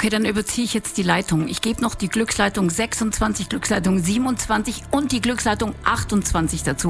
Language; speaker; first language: German; native; German